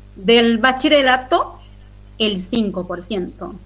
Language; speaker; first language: Spanish; non-native, local second language; Guarani